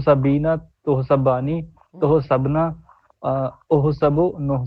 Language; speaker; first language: Arabic; non-native, learner; Urdu